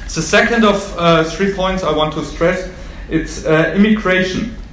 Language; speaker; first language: English; non-native, fluent; German